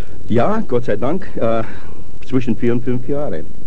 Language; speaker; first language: German; non-native, fluent; English